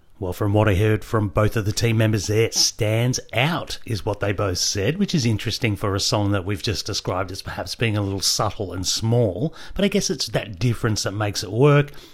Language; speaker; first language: English; native; English